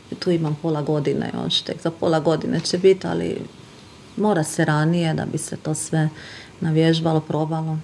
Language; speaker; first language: Bosnian; non-native, fluent; Hungarian